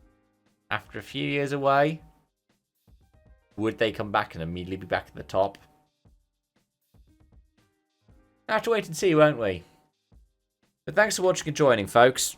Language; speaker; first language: English; native; English